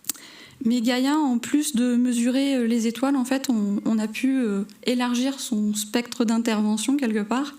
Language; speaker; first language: French; native; French